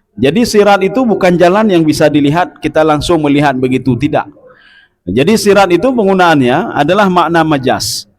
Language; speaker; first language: Malay; non-native, local second language; Achinese